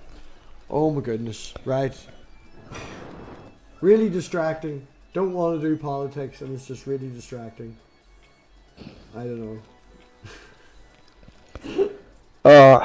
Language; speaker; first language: English; native; English